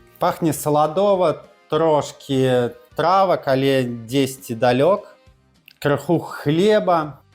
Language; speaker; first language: Belarusian; non-native, local second language; Russian